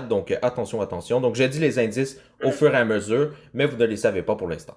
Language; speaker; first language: French; native; French